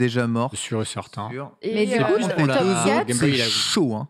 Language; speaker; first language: French; native; French